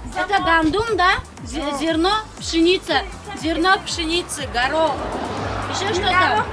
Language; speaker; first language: Russian; non-native, local second language; Tajik